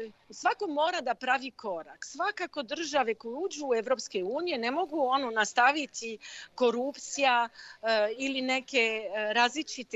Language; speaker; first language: Croatian; non-native, fluent; French